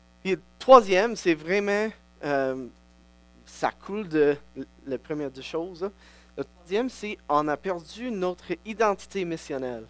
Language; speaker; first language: French; non-native, local second language; English